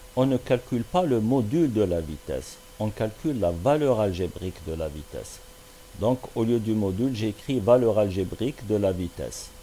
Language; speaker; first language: French; non-native, local second language; Arabic